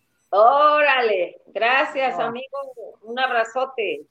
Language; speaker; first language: Spanish; native; Spanish